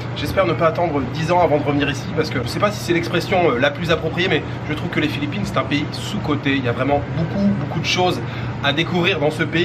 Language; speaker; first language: French; native; French